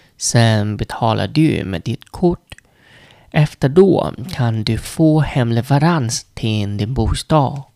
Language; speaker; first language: Swedish; non-native, learner; Vietnamese